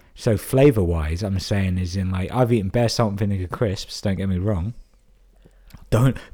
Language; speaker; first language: English; native; English